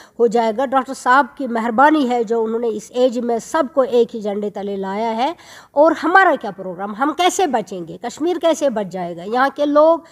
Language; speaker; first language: Urdu; non-native, local second language; Kashmiri